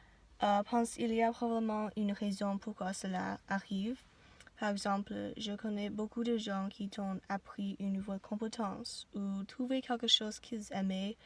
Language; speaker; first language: French; non-native, learner; English